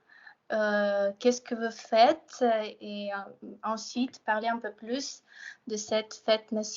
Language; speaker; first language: French; non-native, fluent; Russian